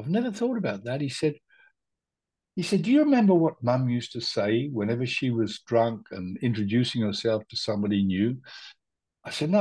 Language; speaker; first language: English; native; English